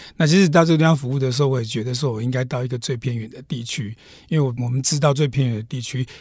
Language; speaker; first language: Chinese; native; Chinese